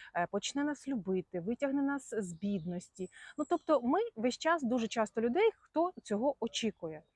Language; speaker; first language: Ukrainian; non-native, local second language; Russian